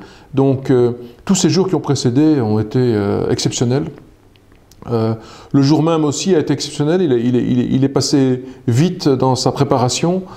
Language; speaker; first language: French; native; French